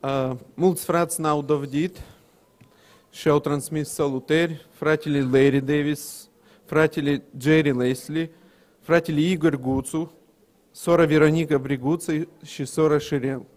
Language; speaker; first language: Romanian; non-native, local second language; Russian